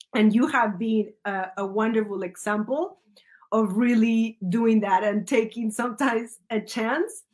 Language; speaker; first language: English; early bilingual, other home language; Spanish